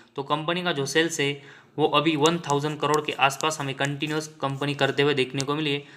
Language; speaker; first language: Hindi; non-native, local second language; Marathi